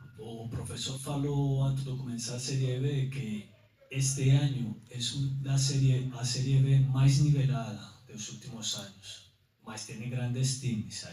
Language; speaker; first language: Portuguese; non-native, learner; Spanish